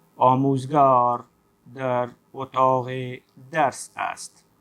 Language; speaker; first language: Persian; non-native, fluent; Urdu